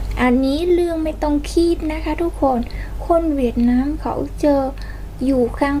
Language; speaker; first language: Thai; non-native, learner; Vietnamese